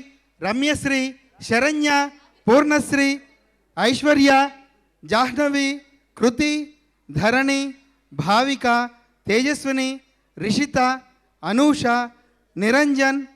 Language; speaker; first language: Telugu; native; Telugu